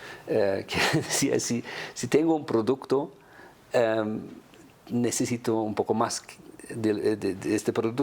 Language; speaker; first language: Spanish; non-native, fluent; German